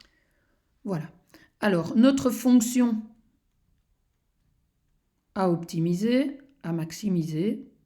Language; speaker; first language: French; native; French